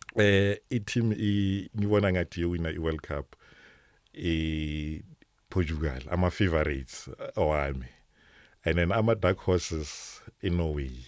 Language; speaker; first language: Zulu; non-native, local second language; Northern Sotho